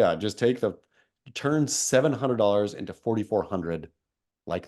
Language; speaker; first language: English; native; English